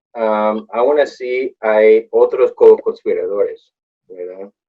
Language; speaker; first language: Spanish; non-native, fluent; English